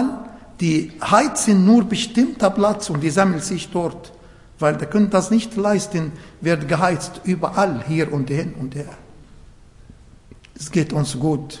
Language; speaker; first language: German; non-native, learner; Arabic